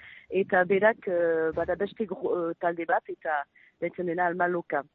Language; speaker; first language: Basque; non-native, local second language; French